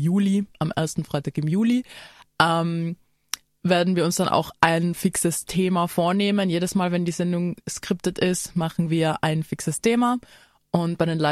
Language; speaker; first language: German; native; German